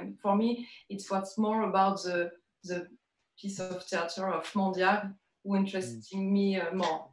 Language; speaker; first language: English; non-native, learner; French